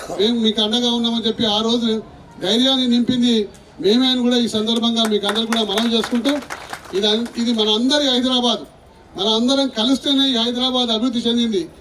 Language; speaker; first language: Telugu; native; Telugu